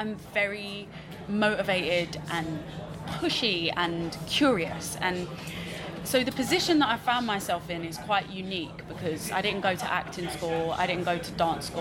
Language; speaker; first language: English; native; English